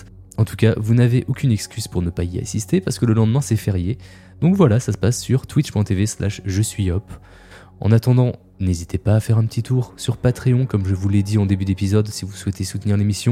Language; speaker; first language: French; native; French